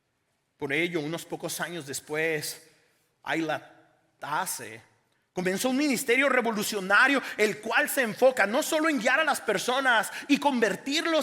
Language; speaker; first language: Spanish; native; Spanish